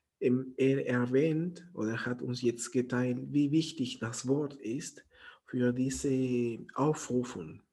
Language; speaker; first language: German; non-native, fluent; Spanish